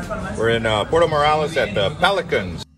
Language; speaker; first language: English; native; English